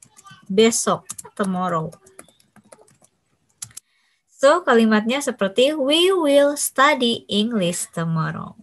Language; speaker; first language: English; non-native, fluent; Indonesian